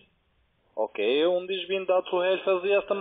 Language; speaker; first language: German; non-native, learner; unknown